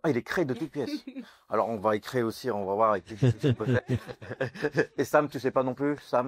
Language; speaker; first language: French; native; French